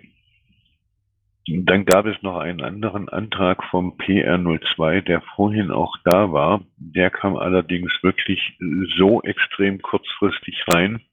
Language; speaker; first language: German; native; German